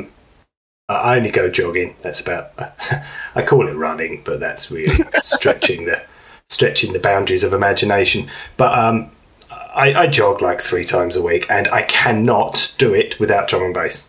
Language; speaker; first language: English; native; English